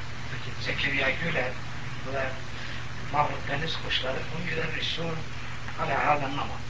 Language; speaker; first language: Arabic; non-native, fluent; Turkish